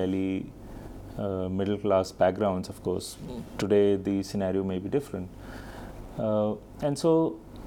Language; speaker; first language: English; non-native, local second language; Hindi